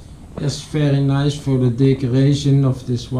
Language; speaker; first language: English; non-native, learner; Dutch